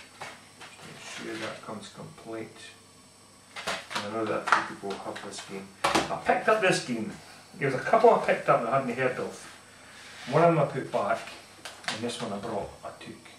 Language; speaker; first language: English; native; English